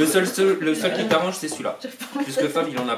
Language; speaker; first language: French; native; French